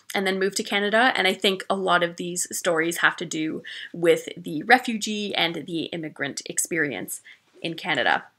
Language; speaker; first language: English; native; English